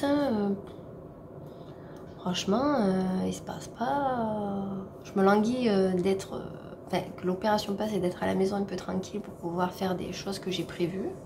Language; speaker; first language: French; native; French